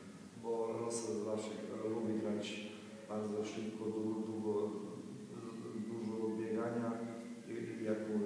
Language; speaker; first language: Polish; non-native, fluent; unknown